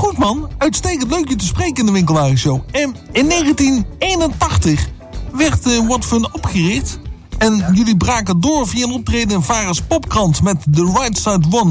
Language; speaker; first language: Dutch; native; Dutch